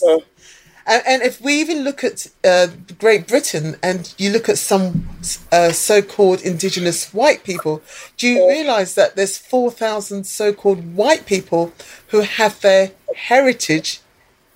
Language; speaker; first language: English; native; English